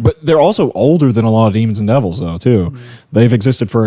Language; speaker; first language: English; native; English